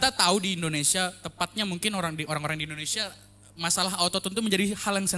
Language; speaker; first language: Indonesian; native; Indonesian